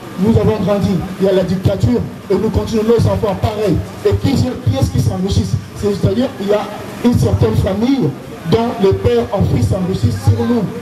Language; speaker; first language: French; non-native, local second language; Lingala